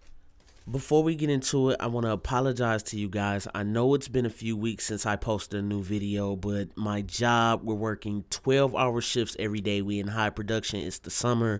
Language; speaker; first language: English; native; English